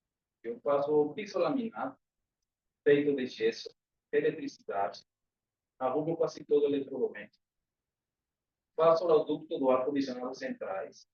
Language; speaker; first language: Portuguese; non-native, learner; Spanish